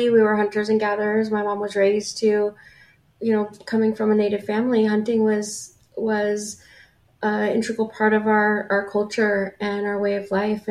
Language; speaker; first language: English; native; English